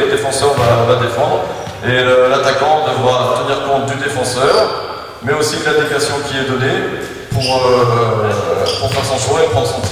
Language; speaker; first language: French; native; French